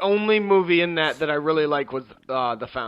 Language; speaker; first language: English; native; English